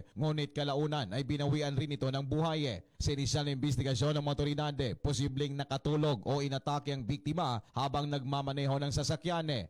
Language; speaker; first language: Filipino; non-native, local second language; Hiligaynon